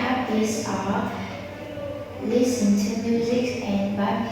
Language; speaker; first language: English; non-native, learner; Vietnamese